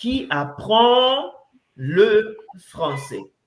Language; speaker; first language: French; non-native, fluent; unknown